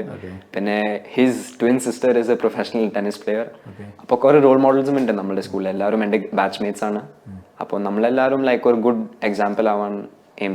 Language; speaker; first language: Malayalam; early bilingual, heritage; Malayalam